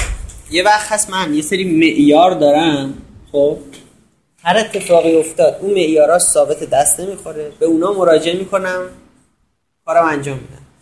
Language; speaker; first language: Persian; native; Persian